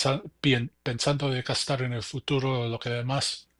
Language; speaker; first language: Spanish; early bilingual, heritage; English